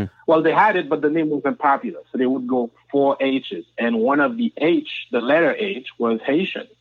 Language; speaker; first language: English; non-native, fluent; Haitian Creole